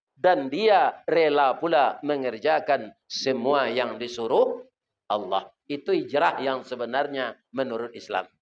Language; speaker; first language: Malay; non-native, local second language; Minangkabau